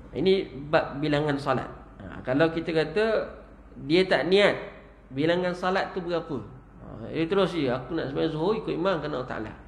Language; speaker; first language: Malay; native; Malay